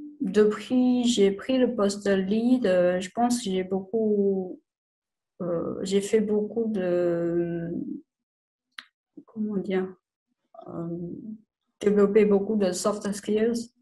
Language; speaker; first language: French; non-native, fluent; Chinese